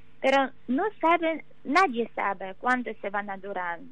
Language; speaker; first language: Spanish; non-native, learner; Ukrainian